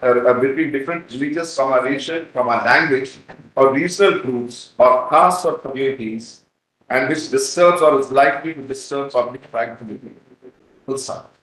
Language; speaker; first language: English; non-native, local second language; Hindi